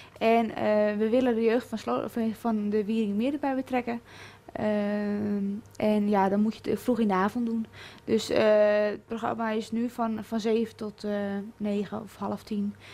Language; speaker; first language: Dutch; native; Dutch